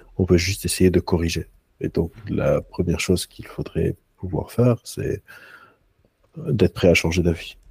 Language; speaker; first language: French; non-native, local second language; Arabic